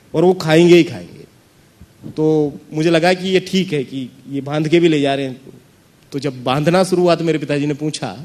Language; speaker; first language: Hindi; native; Hindi